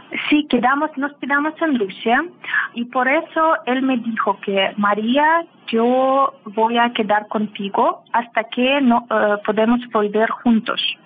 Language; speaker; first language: Spanish; non-native, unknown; Russian